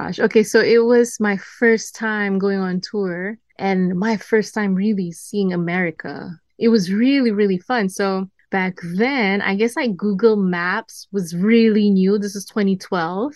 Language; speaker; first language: English; non-native, local second language; Malay